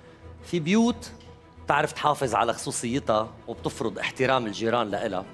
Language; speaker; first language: Arabic; native; Arabic